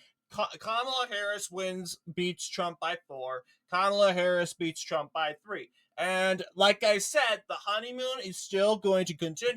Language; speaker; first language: English; native; English